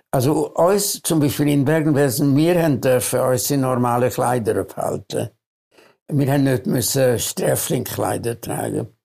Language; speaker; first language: German; early bilingual, other home language; Hungarian